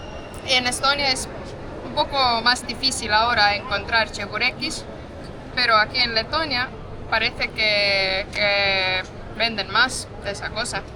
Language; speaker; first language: Spanish; non-native, fluent; Estonian